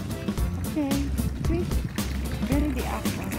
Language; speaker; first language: Italian; non-native, learner; Filipino